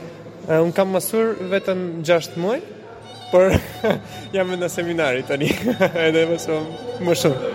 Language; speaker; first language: Albanian; non-native, learner; Bulgarian